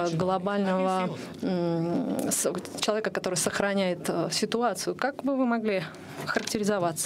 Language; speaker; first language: Russian; non-native, fluent; English